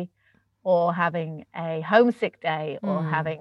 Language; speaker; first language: English; native; English